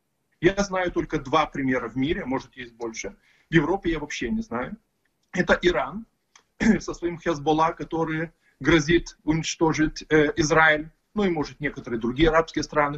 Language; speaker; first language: Russian; non-native, fluent; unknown